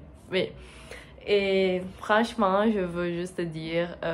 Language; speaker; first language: French; non-native, learner; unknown